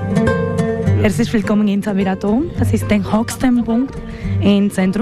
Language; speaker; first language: German; non-native, learner; Spanish